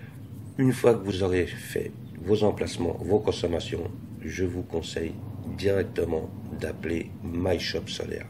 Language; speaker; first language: French; native; French